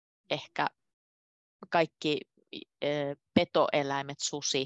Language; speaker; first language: Finnish; native; Finnish